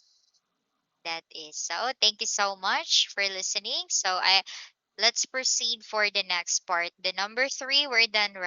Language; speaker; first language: English; non-native, local second language; Filipino